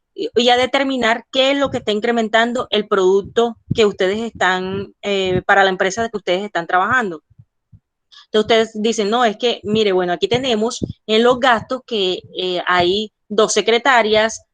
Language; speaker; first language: Spanish; native; Spanish